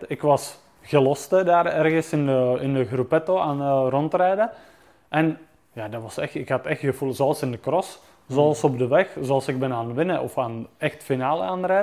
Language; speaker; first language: Dutch; non-native, fluent; Czech